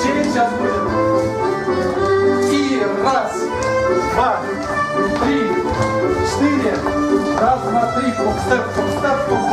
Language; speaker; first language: Russian; native; Russian